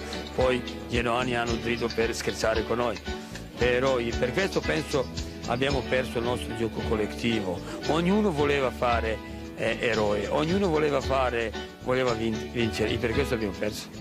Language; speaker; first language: Italian; non-native, fluent; Serbian